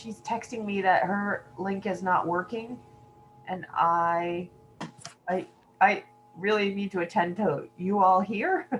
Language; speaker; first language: English; native; English